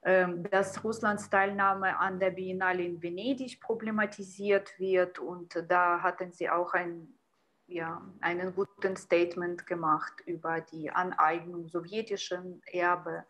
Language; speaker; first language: German; non-native, fluent; Ukrainian